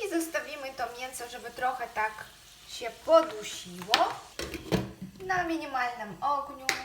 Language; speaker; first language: Polish; non-native, fluent; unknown